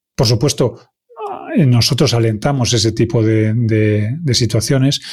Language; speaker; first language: Spanish; non-native, local second language; Galician